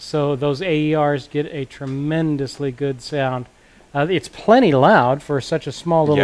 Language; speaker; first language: English; native; English